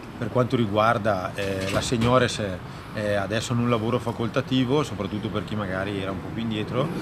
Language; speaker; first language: Italian; native; Italian